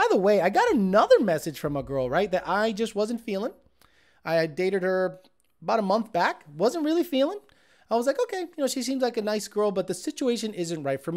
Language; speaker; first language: English; native; English